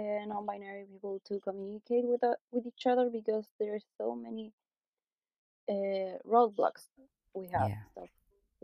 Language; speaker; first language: English; non-native, fluent; Spanish